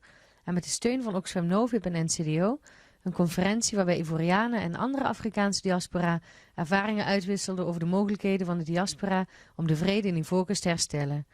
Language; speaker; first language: Dutch; native; Dutch